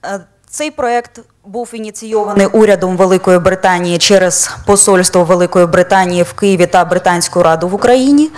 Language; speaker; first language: Ukrainian; native; Ukrainian